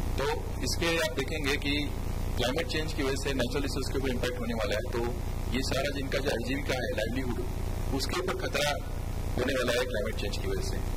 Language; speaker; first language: Hindi; non-native, local second language; Marathi